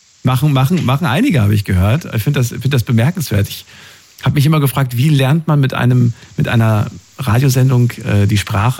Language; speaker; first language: German; native; German